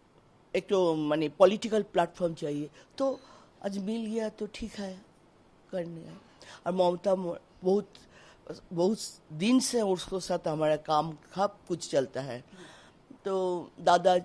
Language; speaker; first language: Hindi; non-native, local second language; Bangla